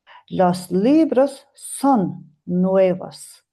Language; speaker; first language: Spanish; non-native, fluent; Mongolian